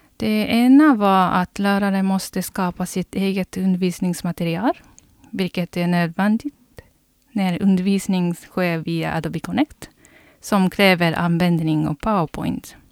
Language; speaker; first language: Swedish; non-native, fluent; Japanese